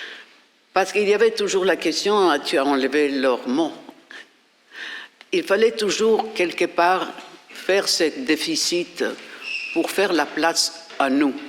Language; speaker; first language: French; non-native, fluent; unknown